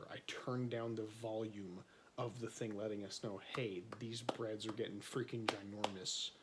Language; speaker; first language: English; native; English